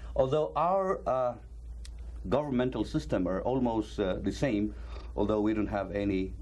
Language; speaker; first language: English; non-native, local second language; Cebuano